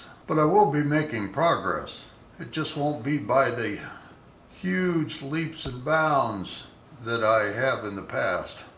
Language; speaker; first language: English; native; English